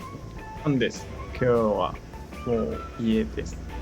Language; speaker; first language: Japanese; non-native, learner; Chinese